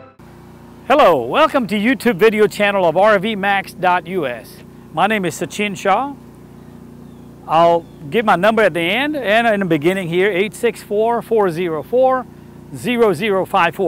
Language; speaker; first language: English; non-native, fluent; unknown